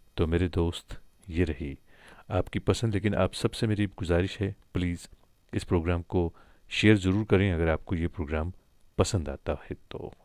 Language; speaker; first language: Urdu; non-native, local second language; Kashmiri